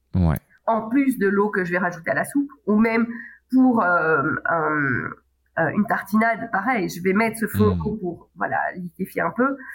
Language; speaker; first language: French; native; French